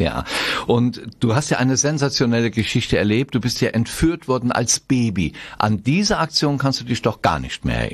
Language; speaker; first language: German; native; German